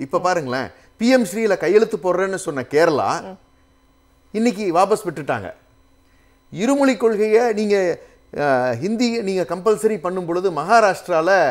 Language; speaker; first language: Tamil; native; Tamil